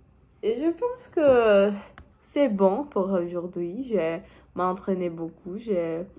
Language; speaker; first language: French; non-native, learner; Portuguese